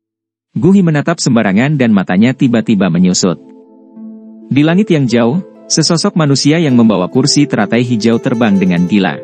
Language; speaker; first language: Indonesian; native; Indonesian